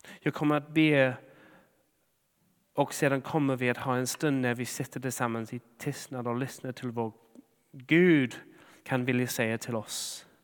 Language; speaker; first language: Swedish; non-native, fluent; English